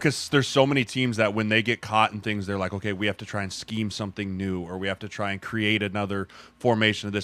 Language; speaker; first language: English; native; English